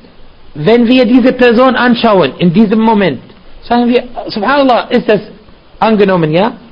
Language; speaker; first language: German; non-native, fluent; Arabic